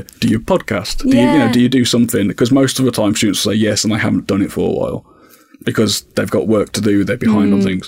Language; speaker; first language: English; native; English